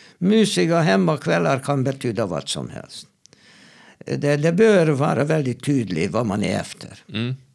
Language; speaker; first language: Swedish; non-native, fluent; Hungarian